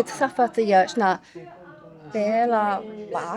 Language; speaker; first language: Icelandic; non-native, learner; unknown